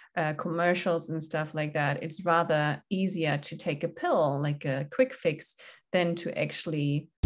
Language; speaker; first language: English; non-native, fluent; German